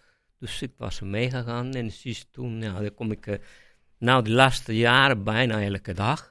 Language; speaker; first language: Dutch; non-native, fluent; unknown